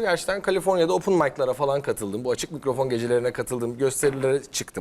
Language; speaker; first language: Turkish; native; Turkish